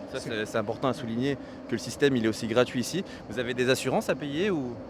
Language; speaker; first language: French; native; French